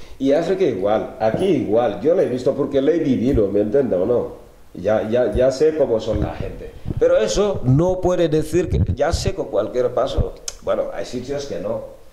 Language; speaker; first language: Spanish; early bilingual, other home language; Wolof